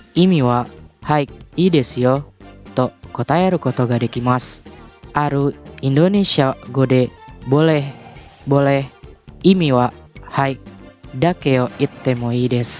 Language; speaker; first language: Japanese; non-native, fluent; Indonesian